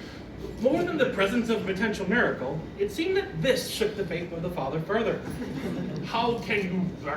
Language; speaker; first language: English; native; English